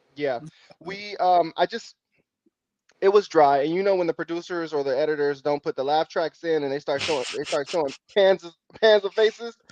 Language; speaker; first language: English; native; English